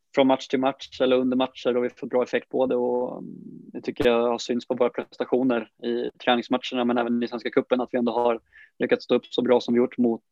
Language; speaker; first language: Swedish; native; Swedish